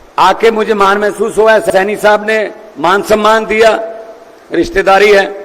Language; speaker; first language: Hindi; non-native, local second language; Punjabi